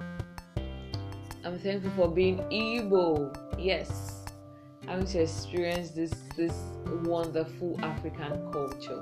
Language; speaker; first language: English; non-native, local second language; Igbo